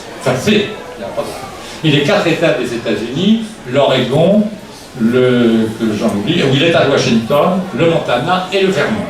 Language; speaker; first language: French; native; French